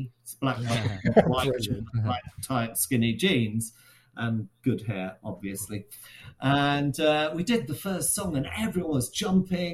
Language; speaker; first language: English; native; English